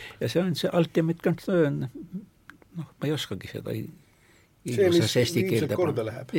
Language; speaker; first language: Estonian; native; Estonian